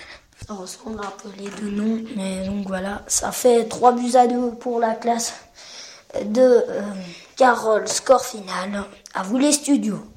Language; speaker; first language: French; native; French